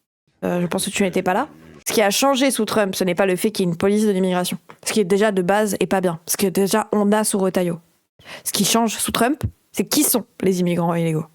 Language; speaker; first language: French; native; French